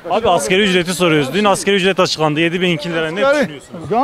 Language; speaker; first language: Turkish; native; Turkish